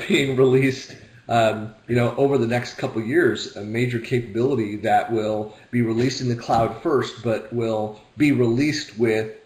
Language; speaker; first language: English; native; English